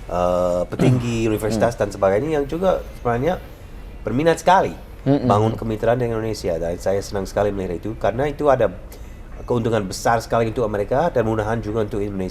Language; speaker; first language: Indonesian; non-native, fluent; English